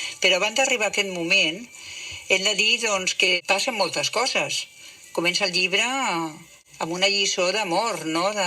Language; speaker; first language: Catalan; native; Catalan